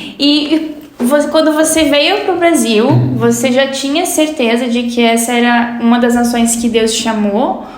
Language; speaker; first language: Portuguese; native; Portuguese